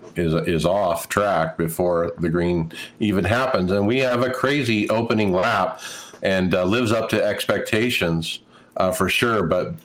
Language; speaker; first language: English; native; English